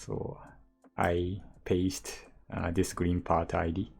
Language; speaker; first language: English; non-native, learner; Japanese